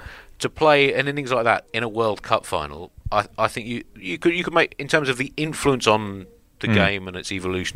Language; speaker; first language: English; native; English